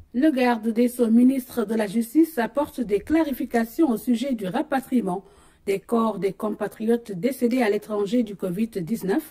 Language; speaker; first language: French; non-native, local second language; Wolof